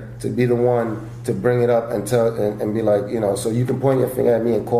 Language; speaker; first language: English; native; English